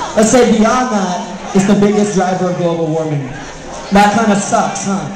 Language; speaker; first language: English; native; English